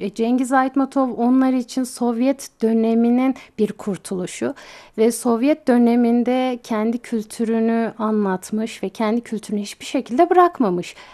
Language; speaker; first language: Turkish; native; Turkish